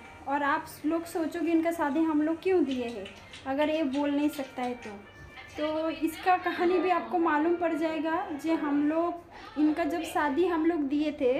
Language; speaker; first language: Hindi; non-native, local second language; Bangla